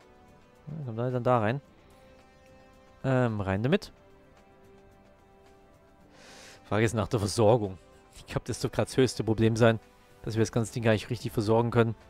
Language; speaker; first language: German; native; German